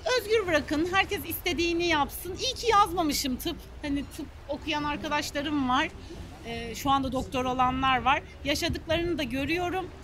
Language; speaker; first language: Turkish; native; Turkish